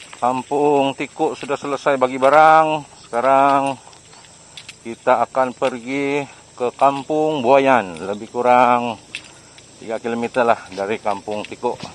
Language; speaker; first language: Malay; non-native, local second language; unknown